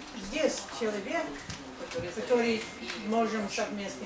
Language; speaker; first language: Russian; non-native, learner; English